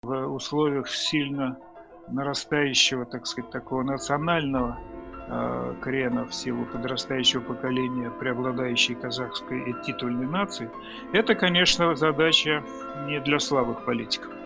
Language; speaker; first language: Russian; native; Russian